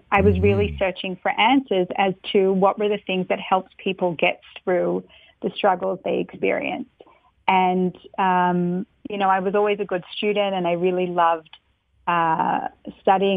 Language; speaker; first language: English; native; English